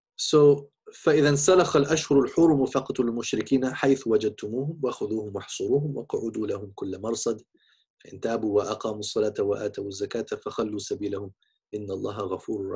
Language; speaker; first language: Arabic; non-native, fluent; English